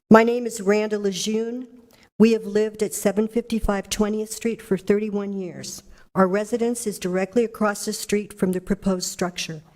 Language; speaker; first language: English; native; English